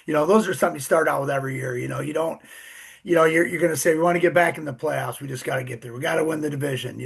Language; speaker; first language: English; native; English